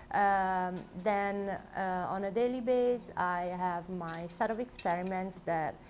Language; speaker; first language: English; non-native, fluent; Italian